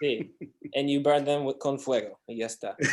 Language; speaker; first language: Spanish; non-native, learner; English